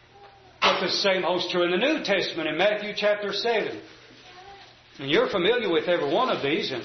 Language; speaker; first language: English; native; English